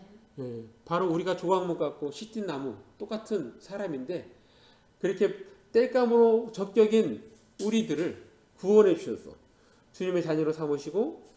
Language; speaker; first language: Korean; native; Korean